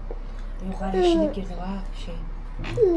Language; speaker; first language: Turkish; native; Turkish